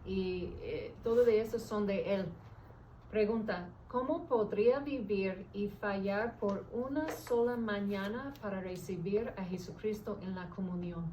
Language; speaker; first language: Spanish; early bilingual, heritage; English